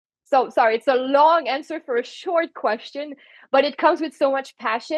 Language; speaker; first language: English; non-native, fluent; French